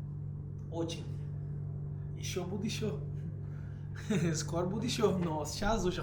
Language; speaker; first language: Russian; non-native, learner; Portuguese